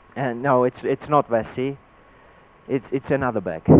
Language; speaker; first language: English; non-native, fluent; Czech